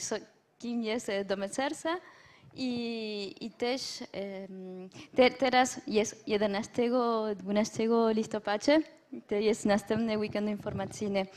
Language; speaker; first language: Polish; non-native, learner; French